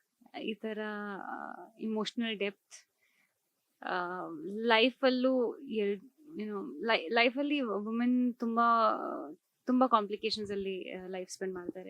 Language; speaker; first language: Kannada; non-native, local second language; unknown